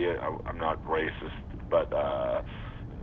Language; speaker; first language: English; native; English